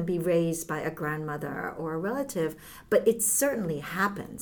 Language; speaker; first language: English; early bilingual, other home language; Cantonese